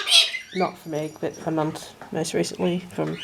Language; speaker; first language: English; native; English